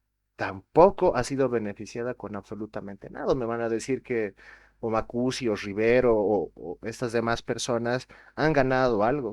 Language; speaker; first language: Spanish; native; Spanish